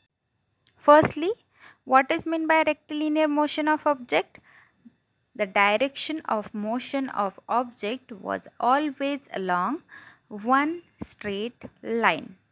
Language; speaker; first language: English; non-native, local second language; Marathi